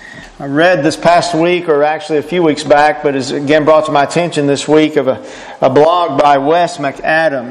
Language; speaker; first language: English; native; English